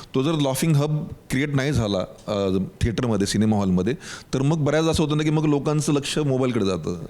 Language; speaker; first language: Marathi; native; Marathi